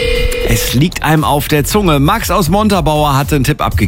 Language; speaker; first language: German; native; German